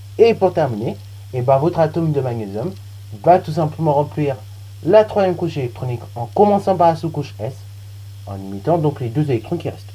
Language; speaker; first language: French; native; French